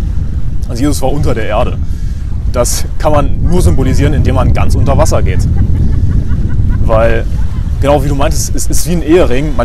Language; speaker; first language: German; native; German